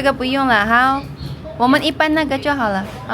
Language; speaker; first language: Chinese; non-native, learner; Filipino